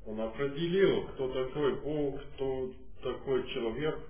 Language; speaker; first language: Russian; non-native, fluent; English